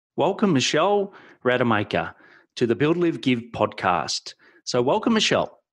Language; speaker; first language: English; native; English